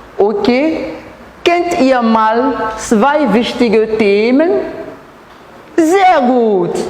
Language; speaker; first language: German; non-native, learner; French